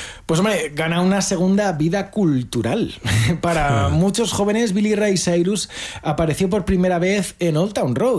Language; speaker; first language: Spanish; native; Spanish